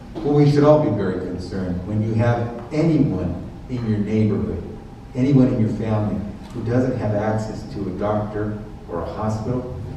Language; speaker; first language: English; early bilingual, other home language; Spanish